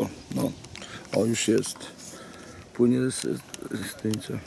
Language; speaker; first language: Polish; native; Polish